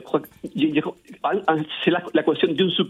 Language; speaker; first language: French; non-native, learner; Spanish